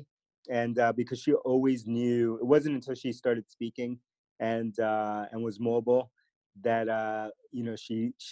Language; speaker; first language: English; early bilingual, other home language; Spanish